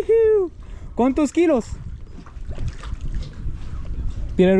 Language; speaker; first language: Spanish; non-native, learner; French